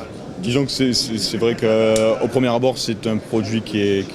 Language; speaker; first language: French; native; French